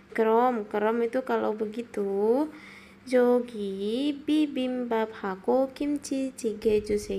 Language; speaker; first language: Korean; non-native, fluent; Indonesian